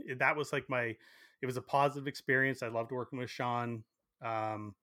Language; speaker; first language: English; native; English